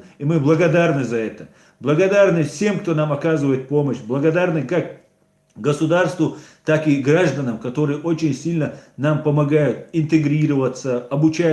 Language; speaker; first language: Russian; non-native, local second language; Chechen